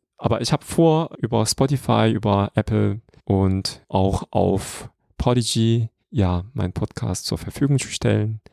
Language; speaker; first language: German; non-native, fluent; Korean